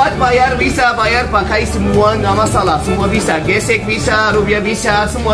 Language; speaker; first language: Indonesian; non-native, fluent; Turkish